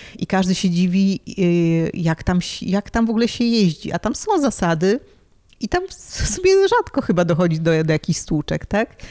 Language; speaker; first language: Polish; native; Polish